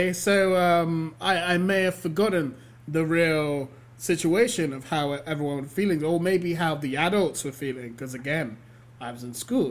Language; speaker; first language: English; native; English